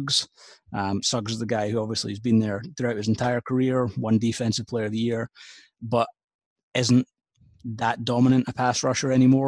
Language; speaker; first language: English; native; English